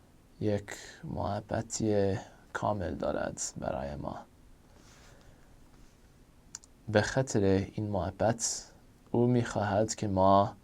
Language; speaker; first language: Persian; non-native, fluent; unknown